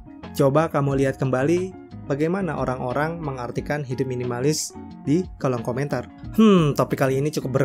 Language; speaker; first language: Indonesian; native; Indonesian